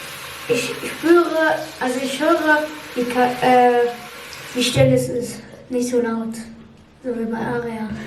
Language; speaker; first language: German; early bilingual, other home language; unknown